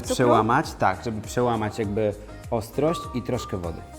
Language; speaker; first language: Polish; native; Polish